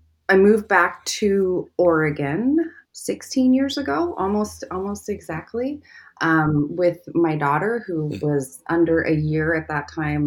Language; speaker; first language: English; native; English